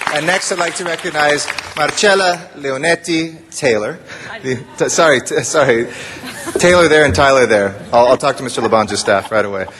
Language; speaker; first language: English; early bilingual, other home language; Italian